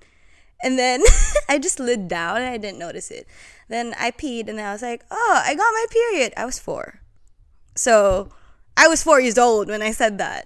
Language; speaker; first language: English; non-native, local second language; Filipino